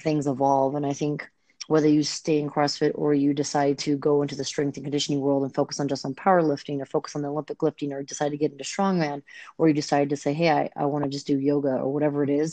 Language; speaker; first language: English; native; English